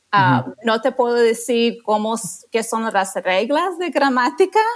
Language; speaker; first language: Spanish; non-native, fluent; English